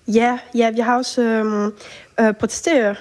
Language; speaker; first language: Danish; early bilingual, heritage; French